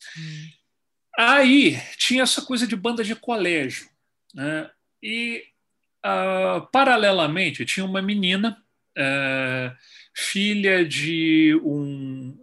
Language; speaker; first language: Portuguese; native; Portuguese